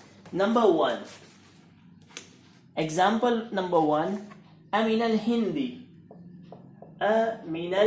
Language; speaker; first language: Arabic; non-native, fluent; Urdu